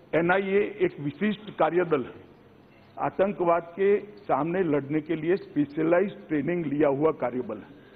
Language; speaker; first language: Hindi; non-native, local second language; Gujarati